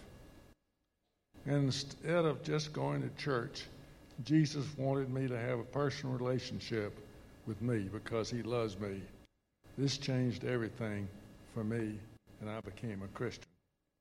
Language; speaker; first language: English; native; English